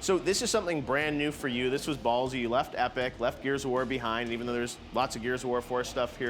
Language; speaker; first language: English; native; English